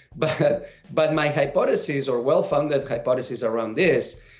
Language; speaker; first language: English; non-native, fluent; Spanish